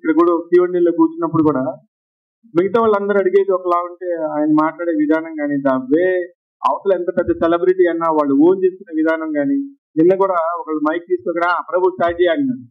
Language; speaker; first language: Telugu; native; Telugu